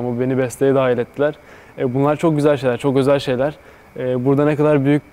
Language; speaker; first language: Turkish; native; Turkish